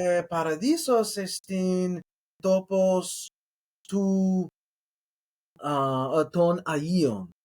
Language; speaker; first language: Greek; non-native, learner; English